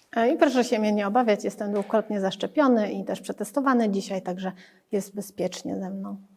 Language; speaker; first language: Polish; native; Polish